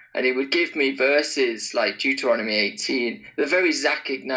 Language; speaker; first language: English; native; English